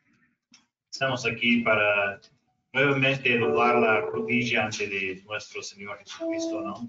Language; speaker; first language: Spanish; non-native, fluent; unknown